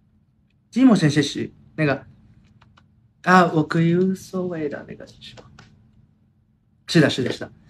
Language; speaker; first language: Chinese; non-native, learner; Japanese